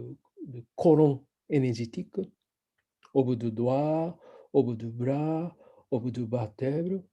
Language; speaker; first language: French; non-native, fluent; Japanese